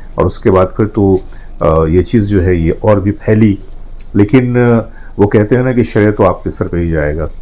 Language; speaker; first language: Hindi; native; Hindi